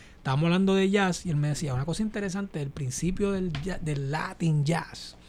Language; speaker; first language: Spanish; native; Spanish